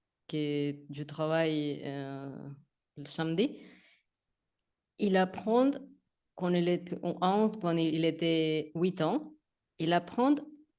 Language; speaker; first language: French; non-native, learner; Spanish